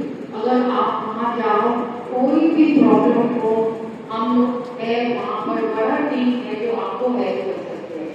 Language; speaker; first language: Hindi; non-native, local second language; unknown